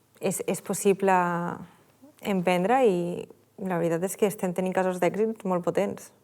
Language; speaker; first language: Catalan; native; Catalan